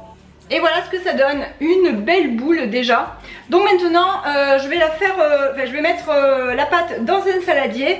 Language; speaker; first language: French; native; French